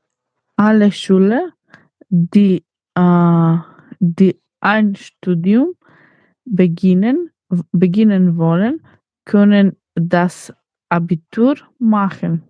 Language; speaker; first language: German; non-native, learner; Macedonian